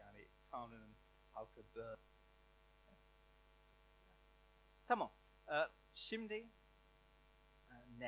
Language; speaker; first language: Turkish; non-native, learner; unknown